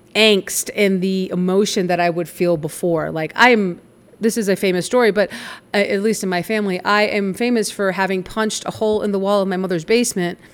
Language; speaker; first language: English; native; English